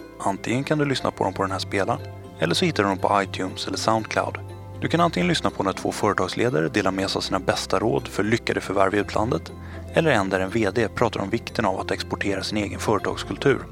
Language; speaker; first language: Swedish; native; Swedish